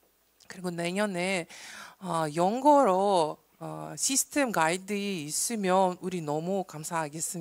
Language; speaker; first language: Korean; non-native, learner; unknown